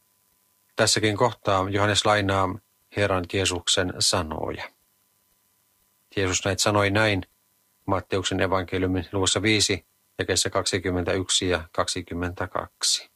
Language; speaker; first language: Finnish; native; Finnish